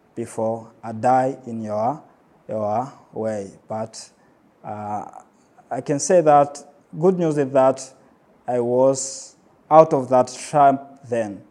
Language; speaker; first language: English; non-native, local second language; Swahili